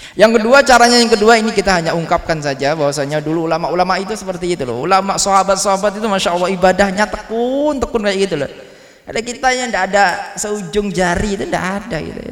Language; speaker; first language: Indonesian; non-native, local second language; Javanese